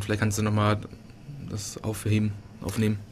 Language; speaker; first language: German; native; German